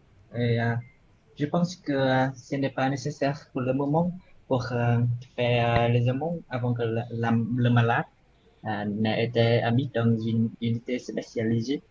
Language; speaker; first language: French; non-native, learner; Vietnamese